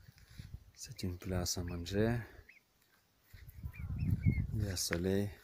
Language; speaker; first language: French; non-native, learner; Ukrainian